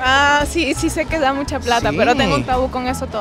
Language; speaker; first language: Spanish; native; Spanish